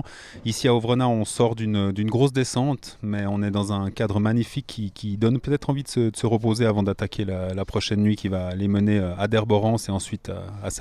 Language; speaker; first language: French; native; French